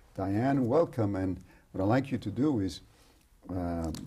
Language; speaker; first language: English; early bilingual, other home language; Spanish